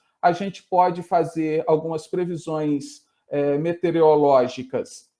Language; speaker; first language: Portuguese; native; Portuguese